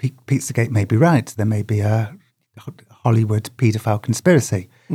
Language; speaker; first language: English; native; English